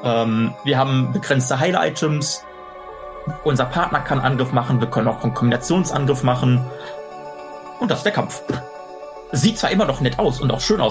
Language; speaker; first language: German; native; German